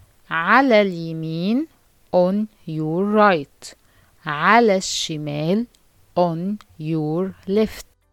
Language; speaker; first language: English; non-native, fluent; Arabic